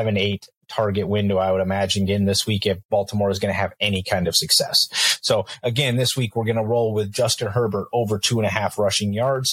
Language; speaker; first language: English; native; English